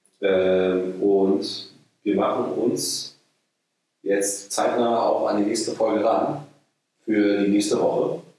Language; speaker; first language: German; native; German